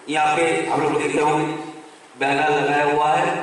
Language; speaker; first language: Hindi; non-native, local second language; Bangla